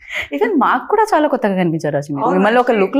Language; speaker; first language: Telugu; native; Telugu